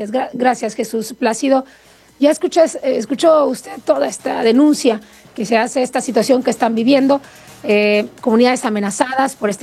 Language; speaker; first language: Spanish; native; Spanish